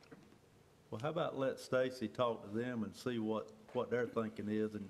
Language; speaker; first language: English; native; English